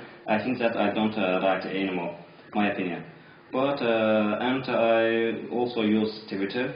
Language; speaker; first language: English; non-native, learner; Azerbaijani